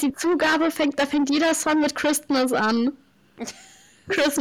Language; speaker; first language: German; native; German